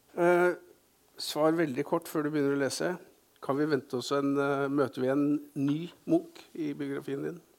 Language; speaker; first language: Norwegian; native; Norwegian